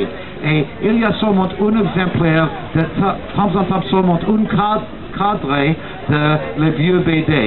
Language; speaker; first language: French; non-native, learner; English